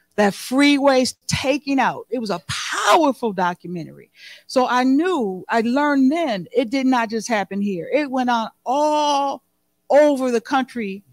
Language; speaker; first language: English; native; English